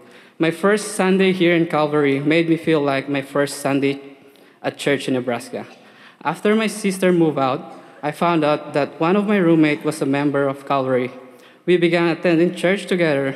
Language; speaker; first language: English; non-native, local second language; Filipino